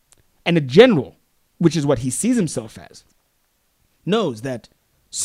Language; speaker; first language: English; non-native, local second language; Tswana